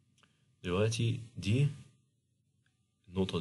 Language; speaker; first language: Arabic; native; Arabic